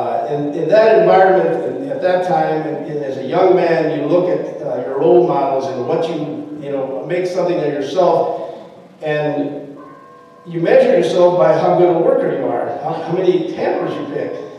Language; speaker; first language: English; early bilingual, other home language; Spanish